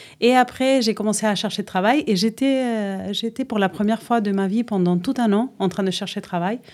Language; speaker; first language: French; non-native, fluent; Spanish